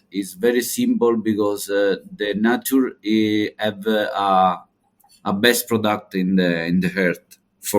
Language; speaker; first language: English; non-native, learner; Italian